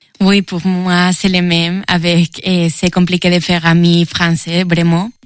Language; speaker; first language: French; non-native, learner; Spanish